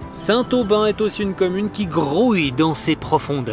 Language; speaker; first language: French; native; French